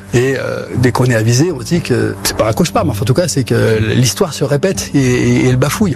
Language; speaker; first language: French; native; French